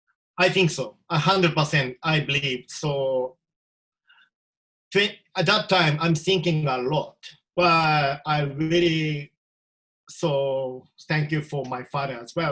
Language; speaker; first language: English; non-native, learner; Japanese